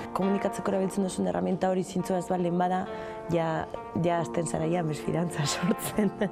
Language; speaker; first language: Basque; native; Basque